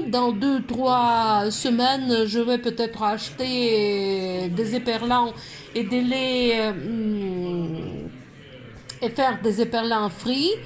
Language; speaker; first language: French; non-native, fluent; Russian